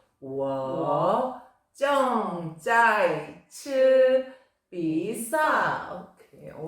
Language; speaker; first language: Chinese; non-native, learner; Korean